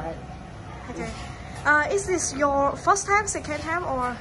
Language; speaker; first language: English; non-native, learner; Khmer